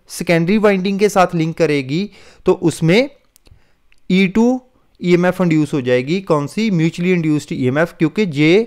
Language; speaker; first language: Hindi; non-native, local second language; Punjabi